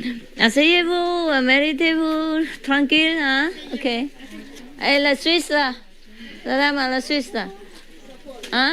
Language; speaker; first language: French; non-native, learner; Vietnamese